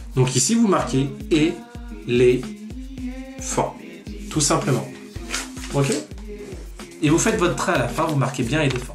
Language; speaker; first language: French; native; French